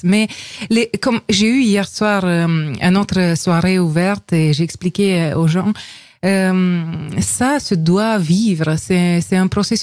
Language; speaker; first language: French; non-native, fluent; Romanian